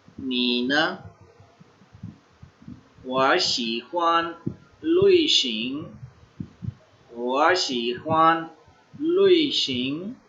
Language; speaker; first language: Chinese; non-native, fluent; Urdu